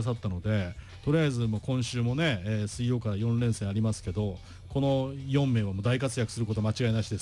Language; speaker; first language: Japanese; native; Japanese